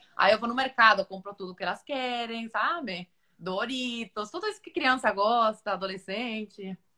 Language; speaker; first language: Portuguese; non-native, fluent; Spanish